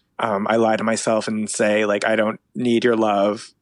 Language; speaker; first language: English; native; English